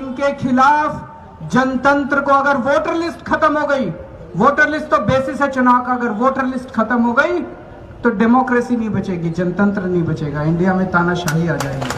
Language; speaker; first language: Hindi; native; Hindi